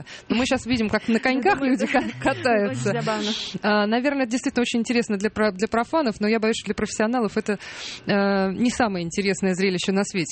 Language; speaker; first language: Russian; native; Russian